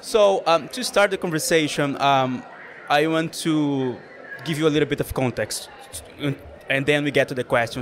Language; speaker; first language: English; non-native, fluent; Portuguese